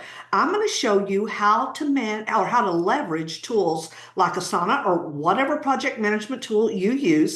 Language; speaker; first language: English; native; English